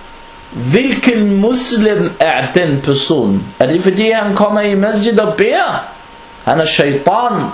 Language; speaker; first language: Danish; non-native, fluent; Arabic